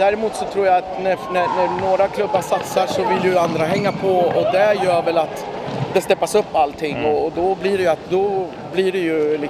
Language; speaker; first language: Swedish; native; Swedish